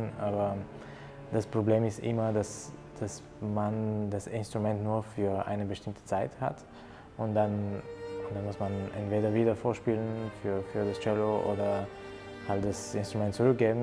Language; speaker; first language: German; non-native, fluent; Bulgarian